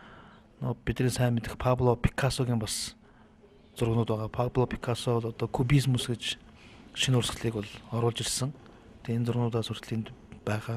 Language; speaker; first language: Mongolian; native; Mongolian